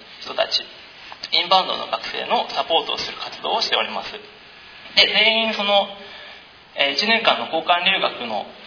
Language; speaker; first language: Japanese; native; Japanese